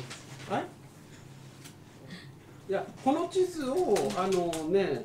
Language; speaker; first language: Japanese; native; Japanese